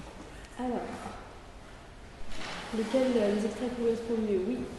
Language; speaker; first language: French; native; French